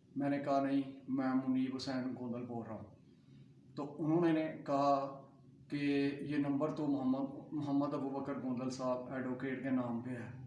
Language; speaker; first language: Urdu; non-native, local second language; Punjabi